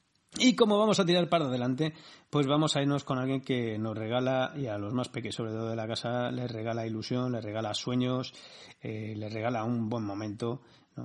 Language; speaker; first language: Spanish; native; Spanish